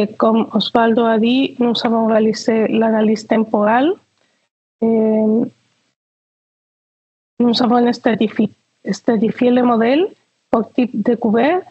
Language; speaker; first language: French; non-native, fluent; Spanish